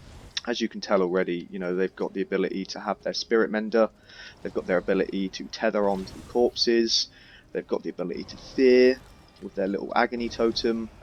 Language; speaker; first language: English; native; English